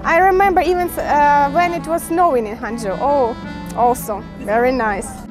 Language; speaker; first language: English; non-native, learner; Ukrainian